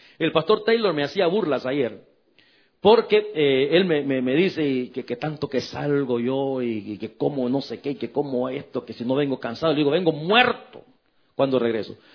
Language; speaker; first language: Spanish; native; Spanish